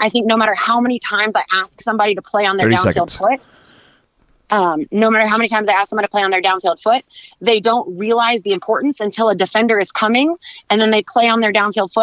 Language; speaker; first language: English; native; English